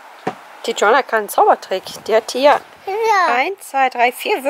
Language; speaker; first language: German; native; German